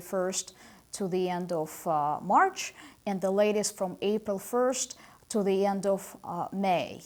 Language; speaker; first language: English; non-native, fluent; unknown